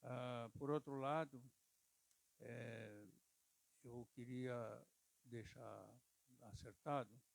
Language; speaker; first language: Portuguese; native; Portuguese